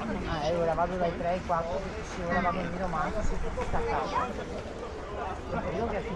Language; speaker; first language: Italian; native; Italian